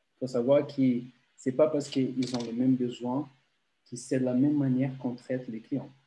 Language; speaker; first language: French; non-native, fluent; Portuguese